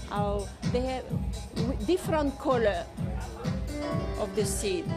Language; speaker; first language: English; non-native, learner; French